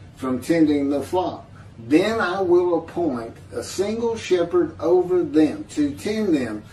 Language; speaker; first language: English; native; English